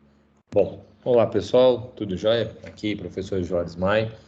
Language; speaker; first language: Portuguese; native; Portuguese